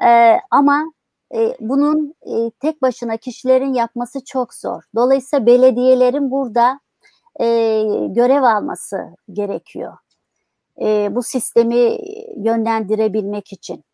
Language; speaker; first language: Turkish; native; Turkish